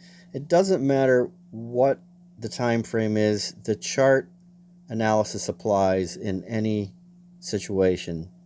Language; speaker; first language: English; native; English